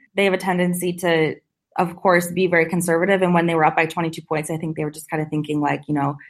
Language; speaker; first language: English; native; English